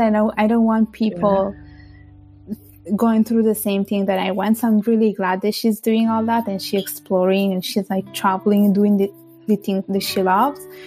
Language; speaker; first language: English; non-native, fluent; Bangla